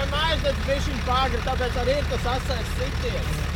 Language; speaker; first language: Latvian; native; Latvian